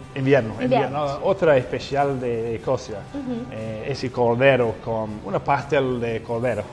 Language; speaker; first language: Spanish; non-native, learner; English